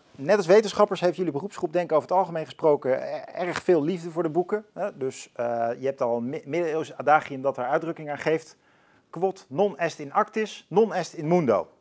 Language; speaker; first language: Dutch; native; Dutch